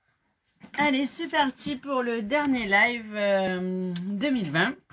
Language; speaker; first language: French; native; French